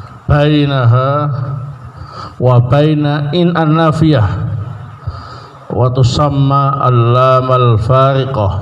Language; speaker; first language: Arabic; non-native, fluent; Indonesian